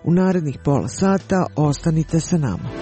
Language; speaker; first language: Croatian; native; Croatian